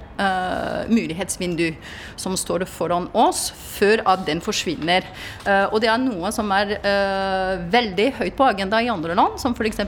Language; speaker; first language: Norwegian; non-native, fluent; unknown